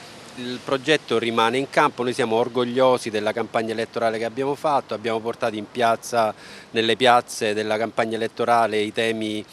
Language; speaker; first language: Italian; native; Italian